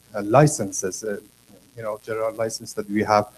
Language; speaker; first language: English; non-native, learner; Persian